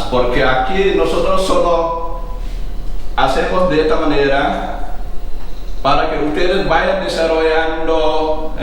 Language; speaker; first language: Spanish; non-native, fluent; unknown